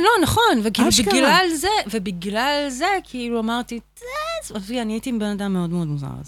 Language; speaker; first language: Hebrew; native; Hebrew